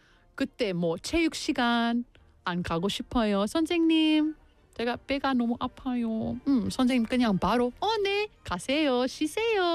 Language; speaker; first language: Korean; non-native, local second language; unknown